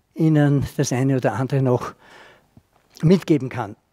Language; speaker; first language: German; native; German